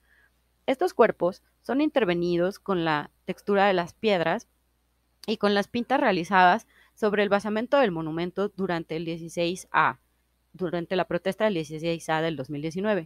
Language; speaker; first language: Spanish; native; Spanish